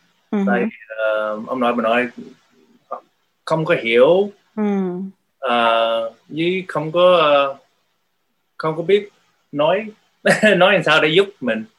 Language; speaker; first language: Vietnamese; early bilingual, heritage; Vietnamese